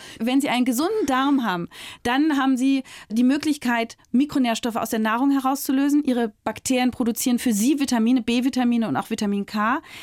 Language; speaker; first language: German; native; German